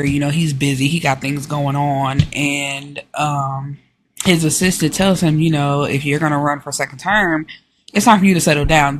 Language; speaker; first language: English; native; English